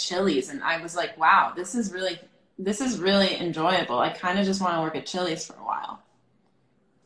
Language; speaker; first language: English; native; English